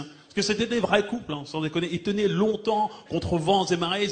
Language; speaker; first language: French; early bilingual, other home language; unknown